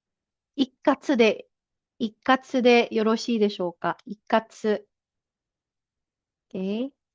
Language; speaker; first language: Japanese; non-native, fluent; Filipino